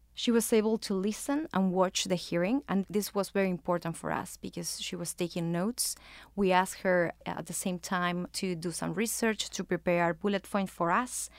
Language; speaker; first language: English; non-native, fluent; Spanish